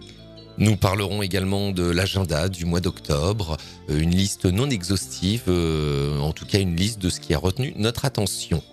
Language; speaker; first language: French; native; French